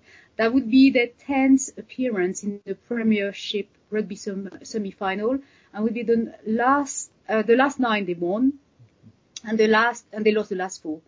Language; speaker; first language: English; non-native, fluent; French